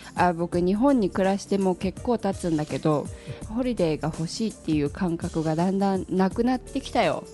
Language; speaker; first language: Japanese; native; Japanese